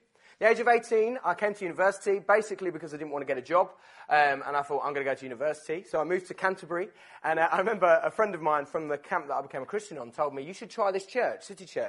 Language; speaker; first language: English; native; English